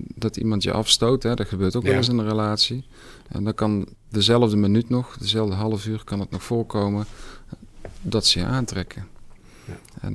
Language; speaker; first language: Dutch; native; Dutch